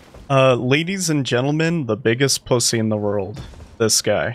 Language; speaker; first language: English; native; English